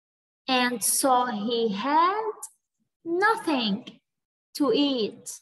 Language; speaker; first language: English; non-native, fluent; Arabic